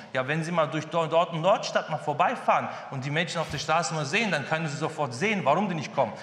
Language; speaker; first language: German; early bilingual, other home language; Turkish